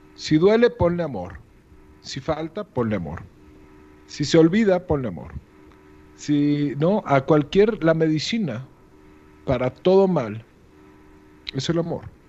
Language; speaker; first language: Spanish; native; Spanish